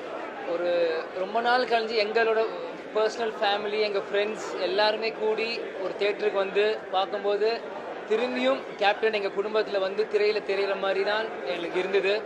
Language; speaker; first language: Tamil; native; Tamil